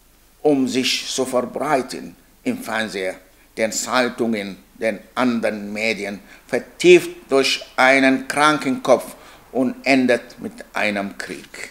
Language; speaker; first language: German; non-native, learner; Arabic